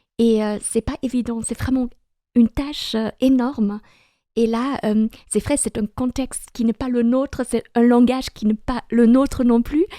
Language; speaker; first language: French; non-native, fluent; German